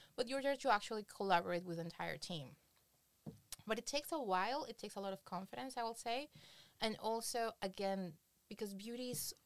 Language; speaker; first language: English; non-native, fluent; Spanish